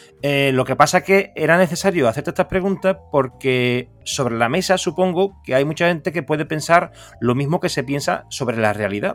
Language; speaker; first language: Spanish; native; Spanish